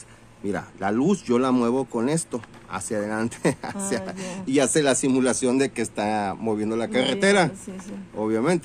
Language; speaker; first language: Spanish; native; Spanish